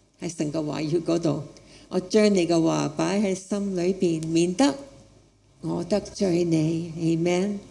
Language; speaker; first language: Chinese; non-native, fluent; English